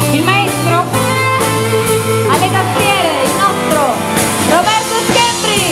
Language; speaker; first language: Italian; native; Italian